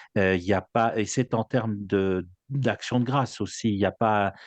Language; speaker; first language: French; native; French